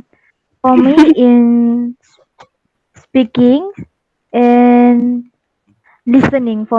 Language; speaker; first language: English; non-native, learner; Malay